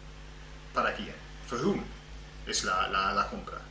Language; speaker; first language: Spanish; non-native, fluent; English